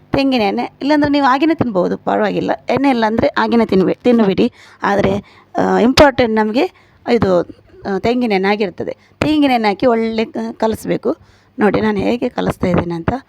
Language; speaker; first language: Kannada; non-native, local second language; Malayalam